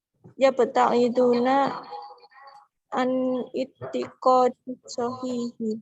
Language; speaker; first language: Arabic; non-native, learner; Indonesian